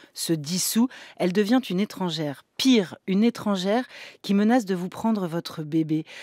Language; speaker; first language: French; native; French